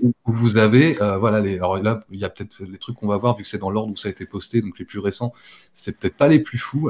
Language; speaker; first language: French; native; French